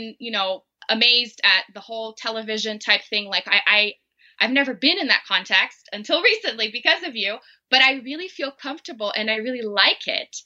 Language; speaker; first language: English; non-native, fluent; Portuguese